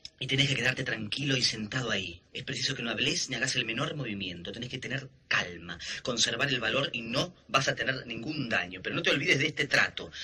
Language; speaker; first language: Spanish; native; Spanish